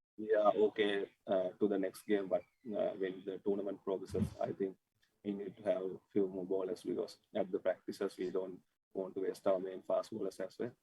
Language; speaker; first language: English; non-native, local second language; Sinhala